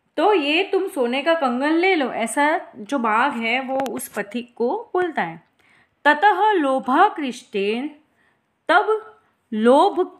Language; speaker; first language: Hindi; non-native, local second language; Gujarati